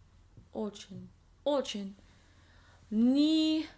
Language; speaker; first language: Russian; non-native, learner; English